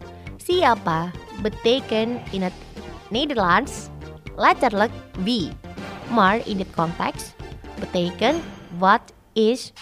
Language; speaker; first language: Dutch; non-native, fluent; Indonesian